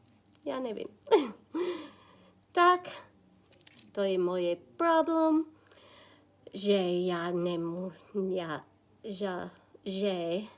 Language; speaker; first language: Czech; non-native, learner; English